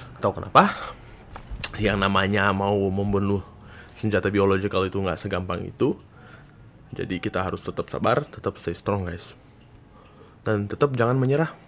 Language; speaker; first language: Indonesian; non-native, fluent; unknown